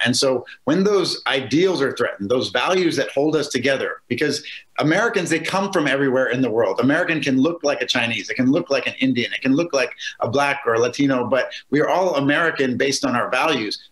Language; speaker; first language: English; native; English